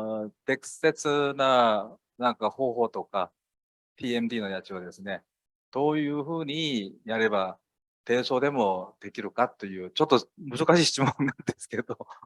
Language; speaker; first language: Japanese; non-native, local second language; Korean